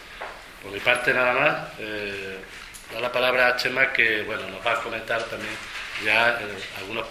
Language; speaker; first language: Spanish; native; Spanish